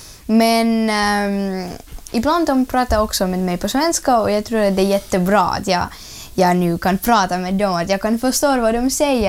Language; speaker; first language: Swedish; non-native, learner; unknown